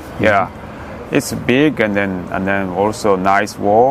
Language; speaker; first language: English; non-native, learner; Japanese